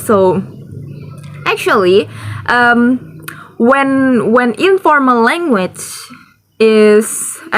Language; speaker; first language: English; non-native, learner; Indonesian